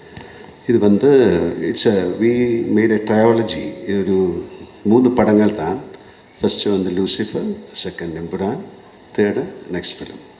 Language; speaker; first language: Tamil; non-native, learner; Malayalam